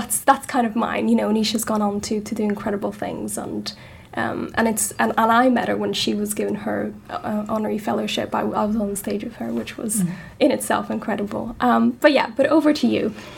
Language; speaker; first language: English; non-native, fluent; Italian